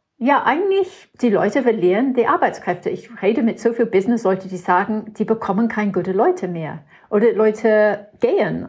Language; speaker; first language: German; non-native, fluent; English